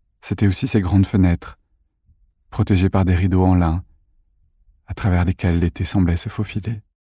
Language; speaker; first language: French; native; French